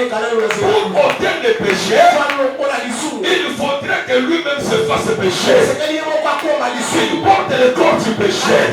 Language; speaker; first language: French; non-native, local second language; Lingala